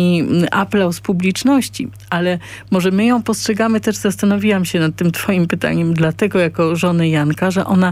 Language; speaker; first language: Polish; native; Polish